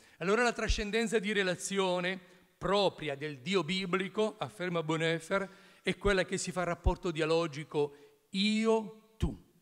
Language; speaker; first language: Italian; native; Italian